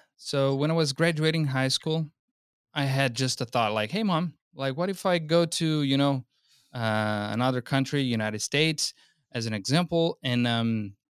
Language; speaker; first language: English; non-native, fluent; Portuguese